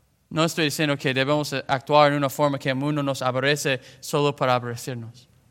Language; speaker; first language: Spanish; non-native, fluent; English